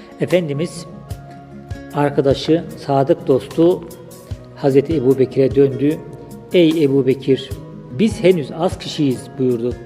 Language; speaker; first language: Turkish; native; Turkish